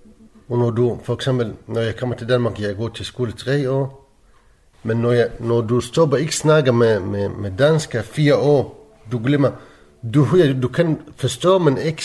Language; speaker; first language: Danish; non-native, learner; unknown